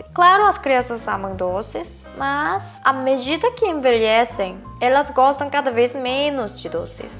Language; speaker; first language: Portuguese; non-native, fluent; Korean